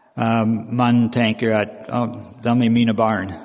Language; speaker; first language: Swedish; non-native, fluent; English